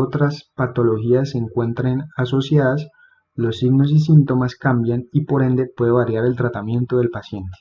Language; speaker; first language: Spanish; native; Spanish